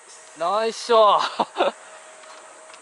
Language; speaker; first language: Japanese; native; Japanese